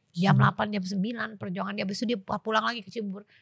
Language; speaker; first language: Indonesian; native; Indonesian